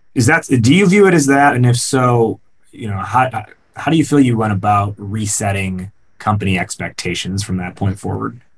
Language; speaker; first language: English; native; English